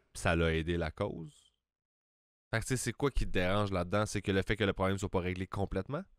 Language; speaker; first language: French; native; French